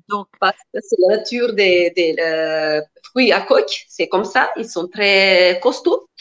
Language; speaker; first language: French; non-native, learner; Macedonian